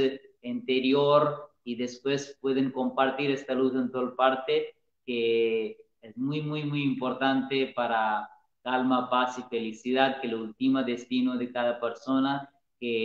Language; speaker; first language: Spanish; non-native, learner; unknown